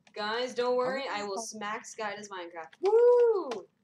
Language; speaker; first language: English; native; English